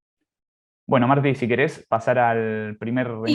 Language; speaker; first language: Spanish; native; Spanish